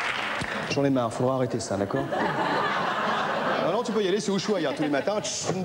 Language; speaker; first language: French; native; French